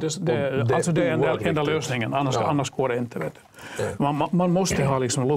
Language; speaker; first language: Swedish; non-native, fluent; Finnish